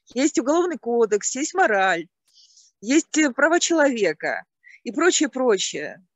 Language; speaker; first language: Russian; native; Russian